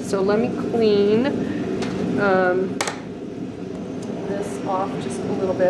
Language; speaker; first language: English; native; English